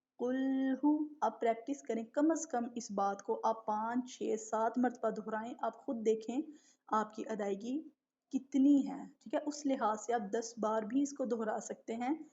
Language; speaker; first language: Urdu; native; Urdu